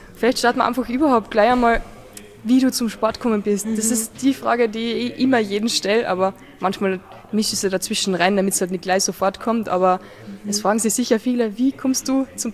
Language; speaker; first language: German; native; German